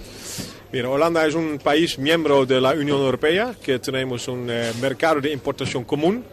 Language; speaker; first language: Spanish; non-native, fluent; Dutch